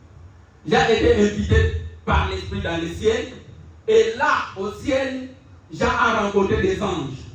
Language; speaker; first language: French; non-native, local second language; Lingala